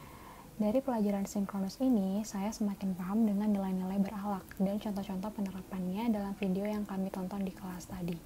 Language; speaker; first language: Indonesian; native; Indonesian